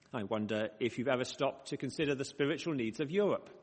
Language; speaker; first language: English; native; English